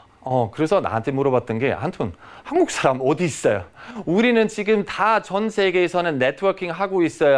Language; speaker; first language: Korean; non-native, fluent; German